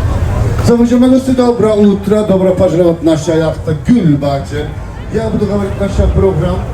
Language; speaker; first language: Russian; non-native, learner; Turkish